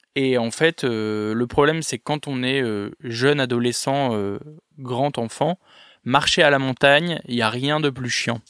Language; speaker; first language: French; native; French